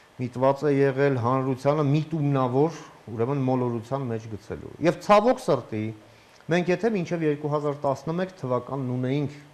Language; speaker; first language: Armenian; native; Armenian